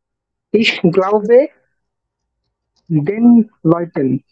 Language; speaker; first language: German; non-native, learner; Bangla